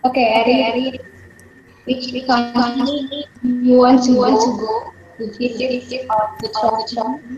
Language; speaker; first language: English; non-native, learner; Indonesian